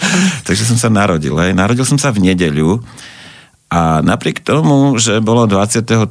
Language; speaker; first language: Slovak; native; Slovak